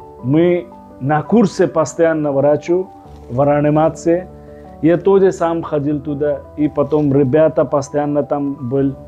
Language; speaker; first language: Russian; non-native, learner; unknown